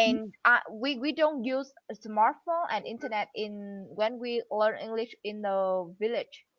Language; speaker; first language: English; non-native, learner; Vietnamese